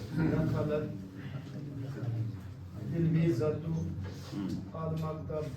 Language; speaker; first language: Arabic; non-native, learner; Kashmiri